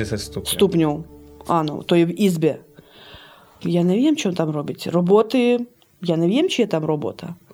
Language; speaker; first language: Ukrainian; early bilingual, heritage; Slovak